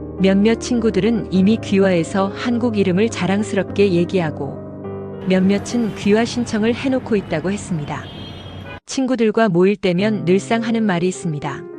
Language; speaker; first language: Korean; non-native, fluent; Japanese